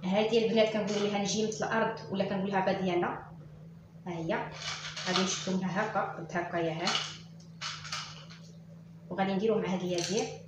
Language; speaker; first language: Arabic; native; Arabic